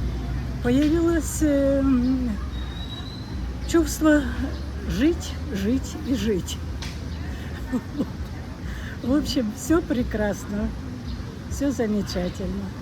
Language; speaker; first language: Russian; native; Russian